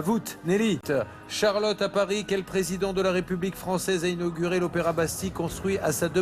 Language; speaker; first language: French; native; French